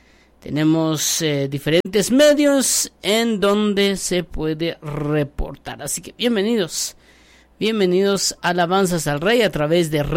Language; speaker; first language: Spanish; native; Spanish